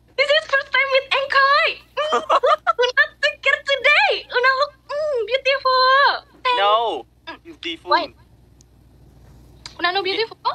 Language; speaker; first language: English; non-native, learner; Indonesian